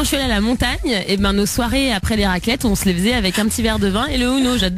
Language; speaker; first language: French; native; French